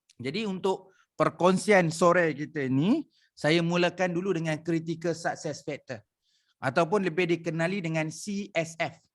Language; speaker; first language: Malay; native; Malay